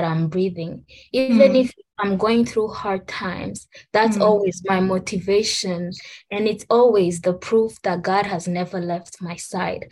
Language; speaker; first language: English; non-native, local second language; Kinyarwanda